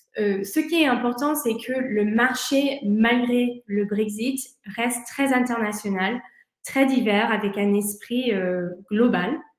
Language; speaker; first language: French; early bilingual, heritage; English